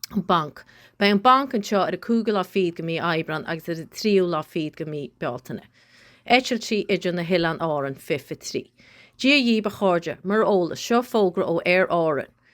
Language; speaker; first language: Irish; native; Irish